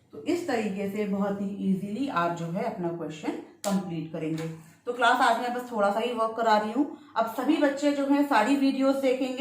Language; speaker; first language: Hindi; native; Hindi